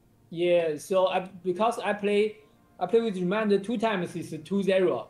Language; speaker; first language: English; non-native, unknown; Chinese